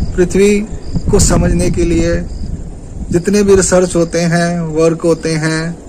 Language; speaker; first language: Hindi; non-native, local second language; Marathi